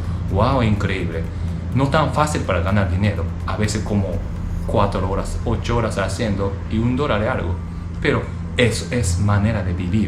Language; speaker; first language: Spanish; non-native, learner; Japanese